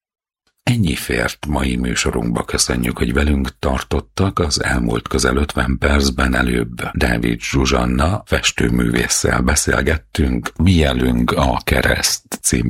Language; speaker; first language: Hungarian; native; Hungarian